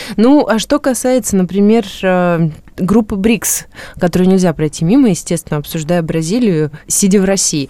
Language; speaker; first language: Russian; native; Russian